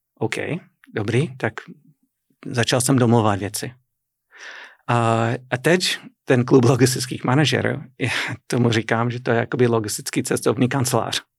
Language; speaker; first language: Czech; non-native, fluent; English